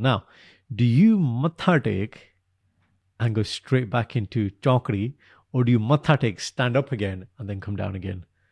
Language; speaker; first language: English; early bilingual, other home language; Punjabi